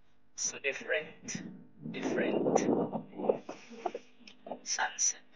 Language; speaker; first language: English; non-native, learner; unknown